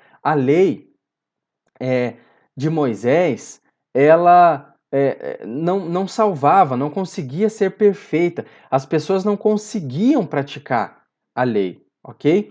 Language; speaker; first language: Portuguese; native; Portuguese